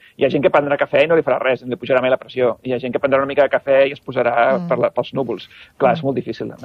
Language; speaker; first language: Catalan; native; Catalan